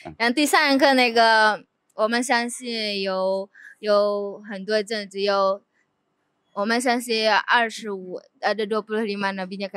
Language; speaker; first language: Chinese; non-native, fluent; Indonesian